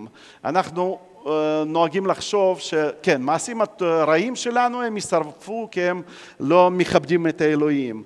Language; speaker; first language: Hebrew; non-native, fluent; Russian